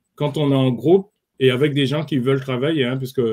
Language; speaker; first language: French; native; French